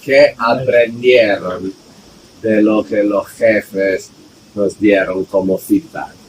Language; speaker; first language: Spanish; non-native, fluent; Italian